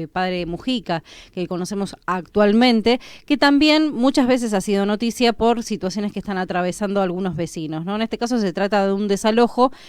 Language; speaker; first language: Spanish; native; Spanish